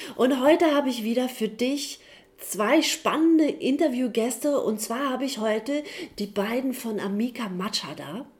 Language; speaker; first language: German; native; German